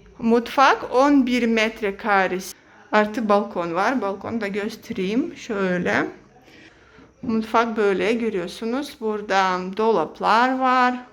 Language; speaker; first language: Turkish; non-native, fluent; Russian